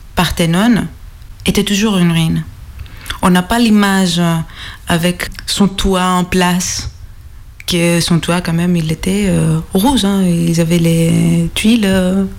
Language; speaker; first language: French; non-native, fluent; Greek